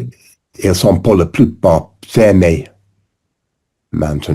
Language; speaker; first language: French; non-native, learner; English